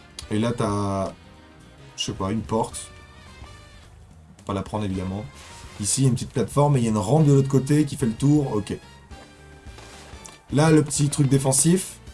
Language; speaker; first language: French; native; French